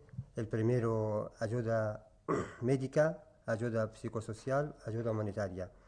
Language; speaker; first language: Spanish; non-native, learner; Kurdish